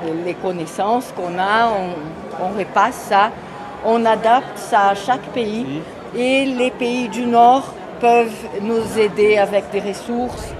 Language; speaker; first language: French; non-native, fluent; Portuguese